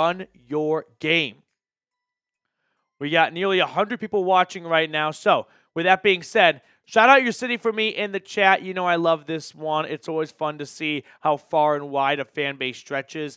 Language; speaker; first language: English; native; English